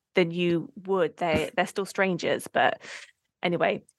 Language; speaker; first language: English; native; English